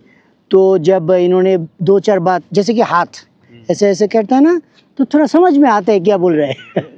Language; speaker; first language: Hindi; non-native, learner; Bangla